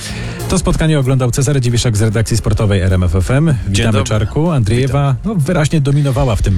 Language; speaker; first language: Polish; native; Polish